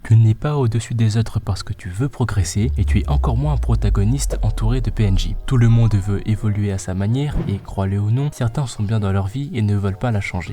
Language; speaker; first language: French; native; French